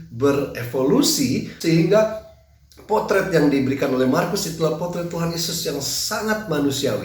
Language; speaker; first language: Indonesian; native; Indonesian